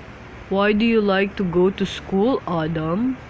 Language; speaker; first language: English; non-native, local second language; Filipino